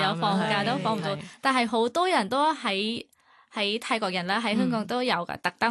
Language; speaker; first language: Cantonese; non-native, fluent; Thai